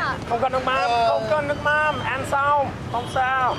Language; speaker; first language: Vietnamese; non-native, learner; English